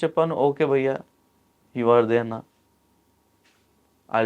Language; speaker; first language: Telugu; non-native, local second language; Urdu